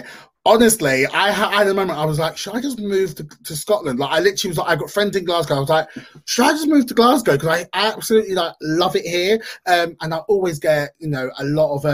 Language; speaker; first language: English; native; English